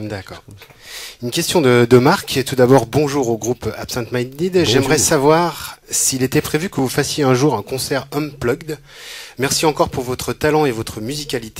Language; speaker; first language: French; native; French